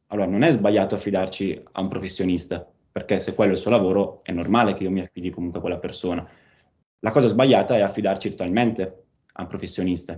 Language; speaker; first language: Italian; native; Italian